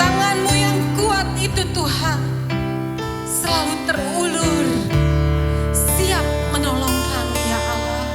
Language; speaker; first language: Indonesian; native; Indonesian